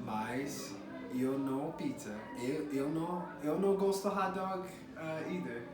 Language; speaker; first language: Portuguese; non-native, learner; English